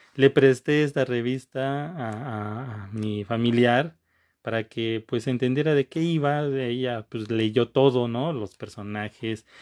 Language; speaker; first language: Spanish; native; Spanish